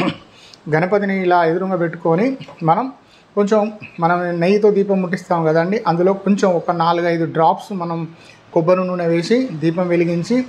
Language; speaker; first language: Telugu; native; Telugu